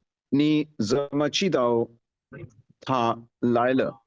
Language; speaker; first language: Chinese; non-native, learner; Urdu